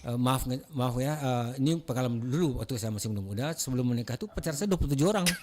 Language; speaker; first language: Indonesian; non-native, local second language; Minangkabau